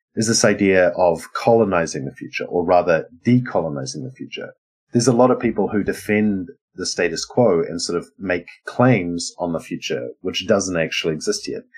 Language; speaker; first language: English; native; English